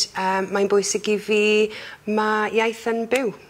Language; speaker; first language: Welsh; non-native, learner; English